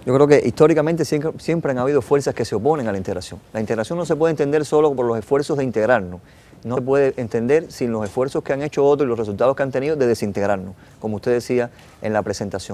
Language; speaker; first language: Spanish; native; Spanish